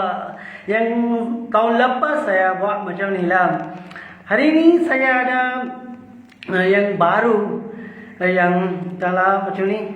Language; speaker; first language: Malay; non-native, learner; Urdu